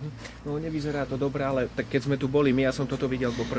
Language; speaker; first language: Slovak; native; Slovak